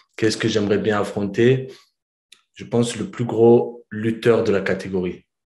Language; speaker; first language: French; early bilingual, other home language; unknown